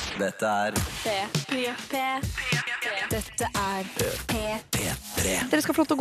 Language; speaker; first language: Norwegian; native; Norwegian